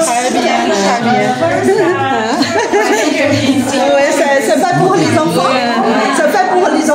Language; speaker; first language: French; non-native, fluent; Chinese